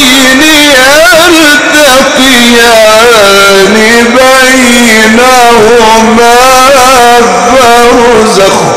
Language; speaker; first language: Arabic; native; Arabic